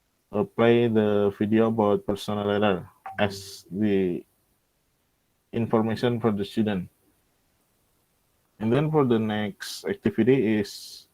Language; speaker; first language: English; non-native, local second language; Indonesian